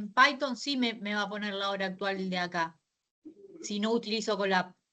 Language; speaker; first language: Spanish; native; Spanish